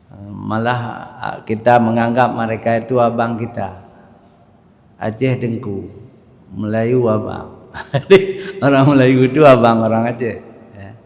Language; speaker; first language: Malay; non-native, local second language; Achinese